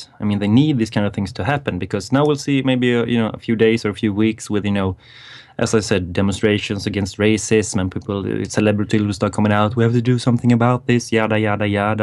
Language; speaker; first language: English; non-native, fluent; Swedish